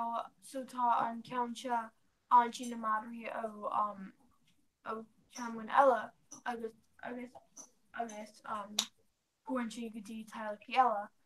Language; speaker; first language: Irish; non-native, learner; English